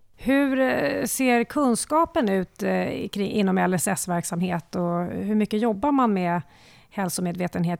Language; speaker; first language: Swedish; native; Swedish